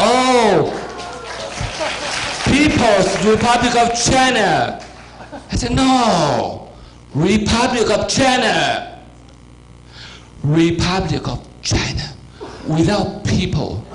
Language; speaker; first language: English; non-native, fluent; Chinese